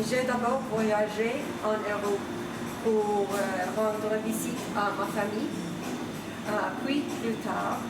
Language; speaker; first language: French; non-native, fluent; Swedish